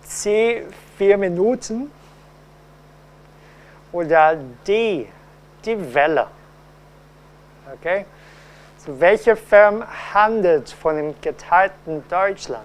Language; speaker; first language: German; non-native, fluent; Cantonese